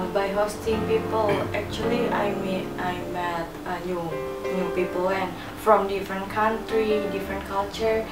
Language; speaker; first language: English; non-native, learner; Indonesian